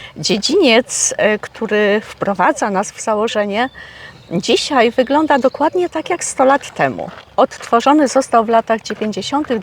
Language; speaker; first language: Polish; native; Polish